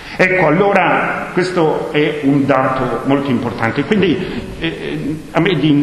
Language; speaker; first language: Italian; non-native, local second language; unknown